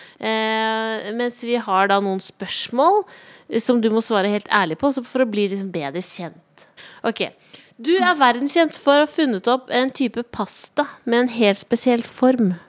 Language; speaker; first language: Norwegian; native; Norwegian